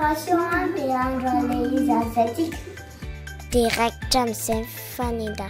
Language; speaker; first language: French; non-native, learner; Malagasy